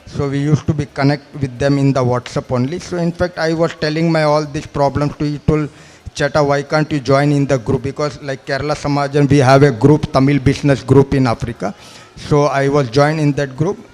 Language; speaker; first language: English; non-native, local second language; Malayalam